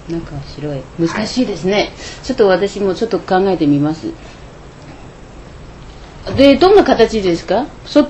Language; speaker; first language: Japanese; non-native, learner; Chinese